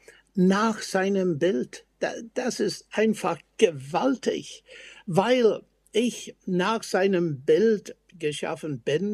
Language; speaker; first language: German; non-native, fluent; English